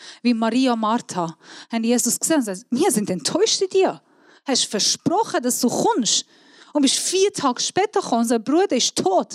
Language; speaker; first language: German; non-native, fluent; Persian